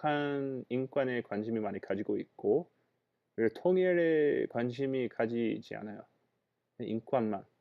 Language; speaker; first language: Korean; non-native, fluent; English